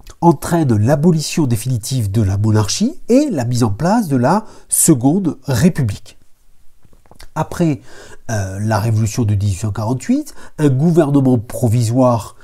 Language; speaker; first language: French; native; French